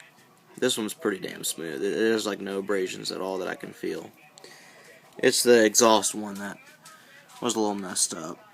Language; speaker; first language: English; native; English